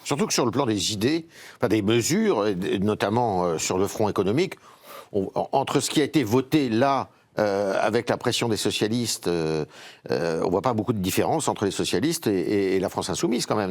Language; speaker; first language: French; native; French